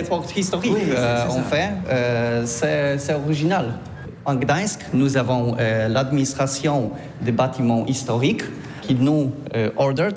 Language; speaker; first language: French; non-native, learner; Polish